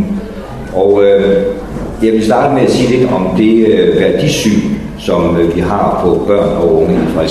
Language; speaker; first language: Danish; native; Danish